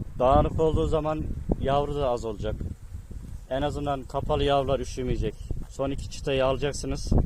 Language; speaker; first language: Turkish; native; Turkish